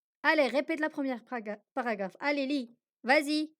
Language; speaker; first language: French; non-native, local second language; Arabic